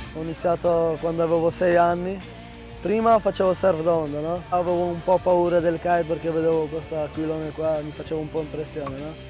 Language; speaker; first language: Italian; early bilingual, heritage; Italian